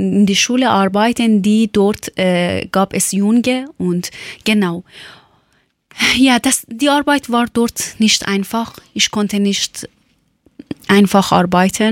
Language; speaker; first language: German; non-native, learner; Persian